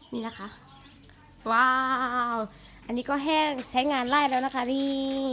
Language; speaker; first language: Thai; non-native, local second language; Khün